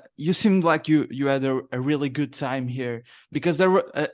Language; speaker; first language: English; non-native, learner; Portuguese